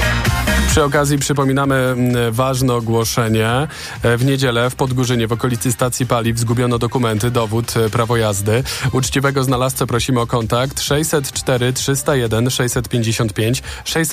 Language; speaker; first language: Polish; native; Polish